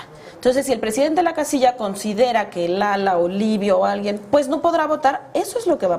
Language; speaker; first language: Spanish; native; Spanish